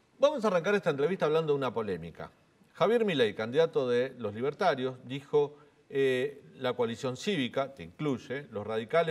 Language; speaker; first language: Spanish; native; Spanish